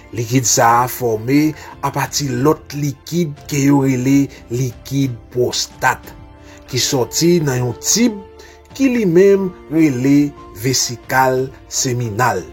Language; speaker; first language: Haitian Creole; native; Haitian Creole